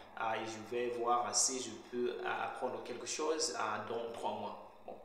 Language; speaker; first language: French; non-native, fluent; Shona